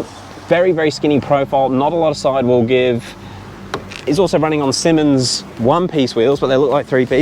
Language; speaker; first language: English; native; English